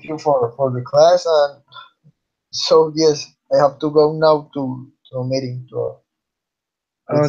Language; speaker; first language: English; non-native, learner; Spanish